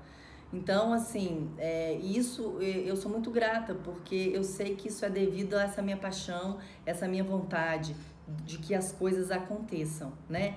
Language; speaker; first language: Portuguese; native; Portuguese